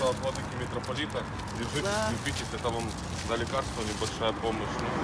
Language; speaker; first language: Russian; native; Russian